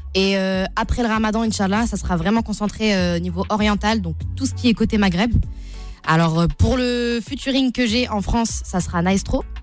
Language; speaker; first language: French; native; French